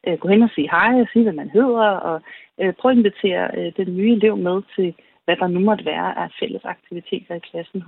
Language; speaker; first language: Danish; native; Danish